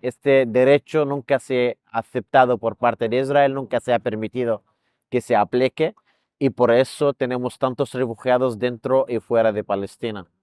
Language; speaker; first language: Spanish; non-native, fluent; Arabic